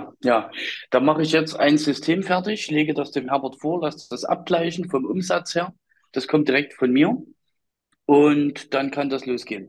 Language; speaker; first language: German; native; German